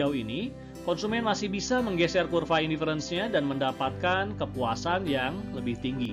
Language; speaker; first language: Indonesian; native; Indonesian